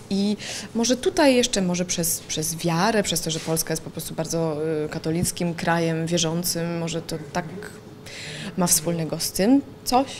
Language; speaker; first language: Polish; early bilingual, heritage; Polish